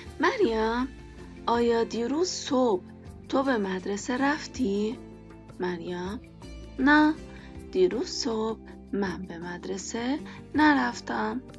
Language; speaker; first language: Persian; non-native, fluent; Arabic